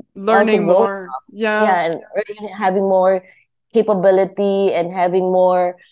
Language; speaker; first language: English; non-native, local second language; Filipino